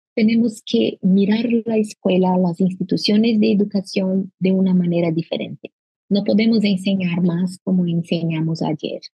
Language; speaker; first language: Spanish; non-native, fluent; Portuguese